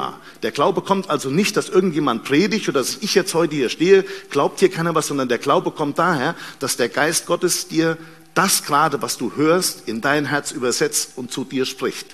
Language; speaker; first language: German; native; German